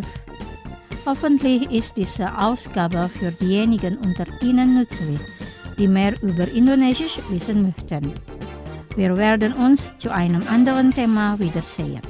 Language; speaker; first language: German; non-native, fluent; Indonesian